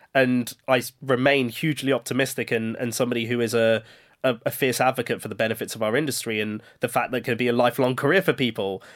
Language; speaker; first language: English; native; English